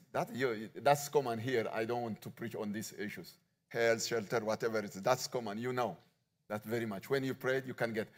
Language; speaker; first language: English; non-native, learner; Amharic